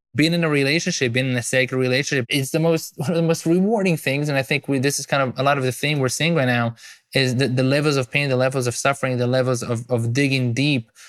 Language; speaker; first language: English; non-native, fluent; Hebrew